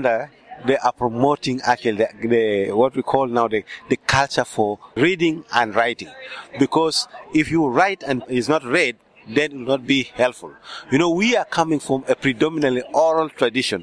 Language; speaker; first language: English; non-native, local second language; Acoli